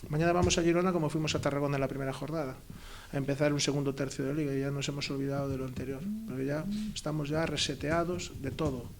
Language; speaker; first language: Spanish; native; Spanish